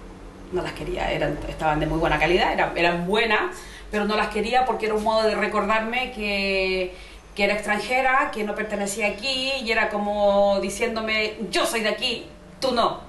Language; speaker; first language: Spanish; native; Spanish